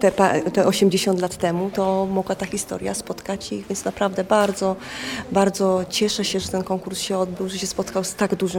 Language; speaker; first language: Polish; native; Polish